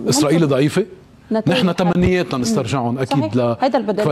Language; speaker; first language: Arabic; native; Arabic